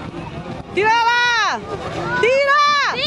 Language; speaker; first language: Italian; native; Italian